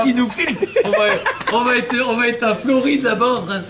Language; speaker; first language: French; native; French